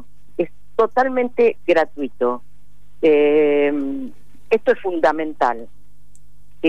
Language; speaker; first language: Spanish; native; Spanish